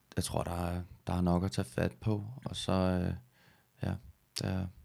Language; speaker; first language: Danish; native; Danish